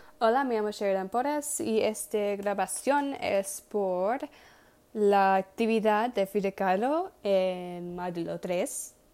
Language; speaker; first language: Spanish; non-native, learner; English